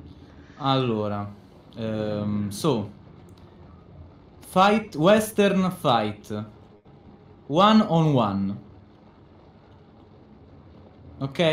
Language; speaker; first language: English; non-native, learner; Italian